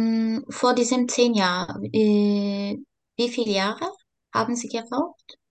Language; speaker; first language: German; non-native, learner; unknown